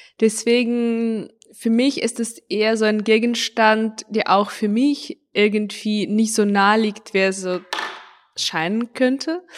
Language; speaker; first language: German; non-native, fluent; Ukrainian